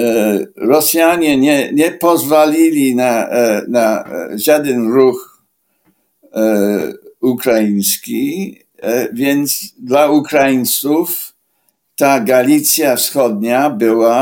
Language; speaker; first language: Polish; non-native, fluent; English